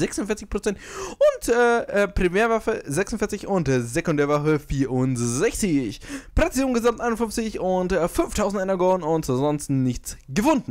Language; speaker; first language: German; native; German